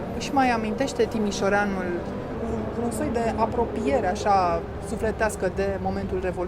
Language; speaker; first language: Romanian; native; Romanian